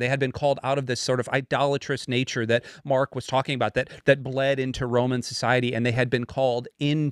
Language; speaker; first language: English; native; English